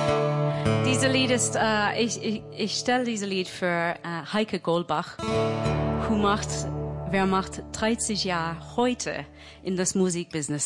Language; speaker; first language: German; non-native, learner; English